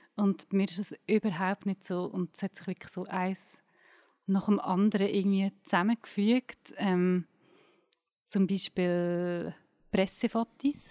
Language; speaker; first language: German; native; German